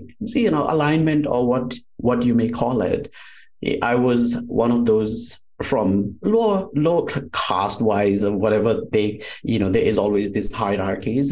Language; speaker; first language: English; non-native, local second language; Nepali